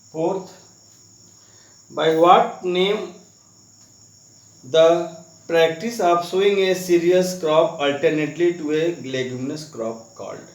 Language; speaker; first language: English; non-native, local second language; Hindi